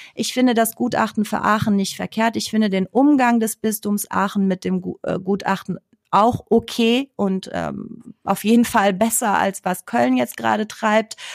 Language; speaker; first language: German; early bilingual, other home language; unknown